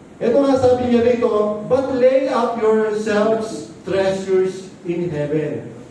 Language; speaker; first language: Filipino; non-native, local second language; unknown